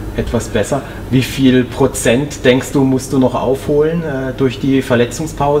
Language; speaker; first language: German; native; German